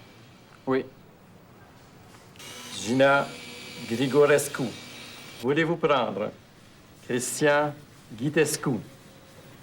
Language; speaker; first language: French; native; French